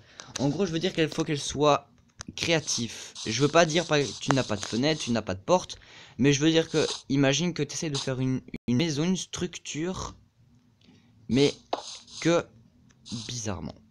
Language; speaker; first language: French; native; French